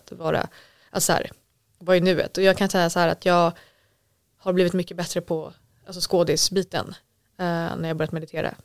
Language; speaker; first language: Swedish; native; Swedish